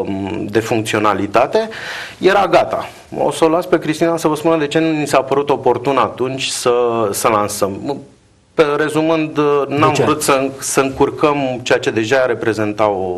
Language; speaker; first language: Romanian; native; Romanian